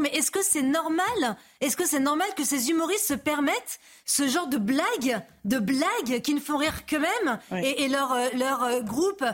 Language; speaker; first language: French; native; French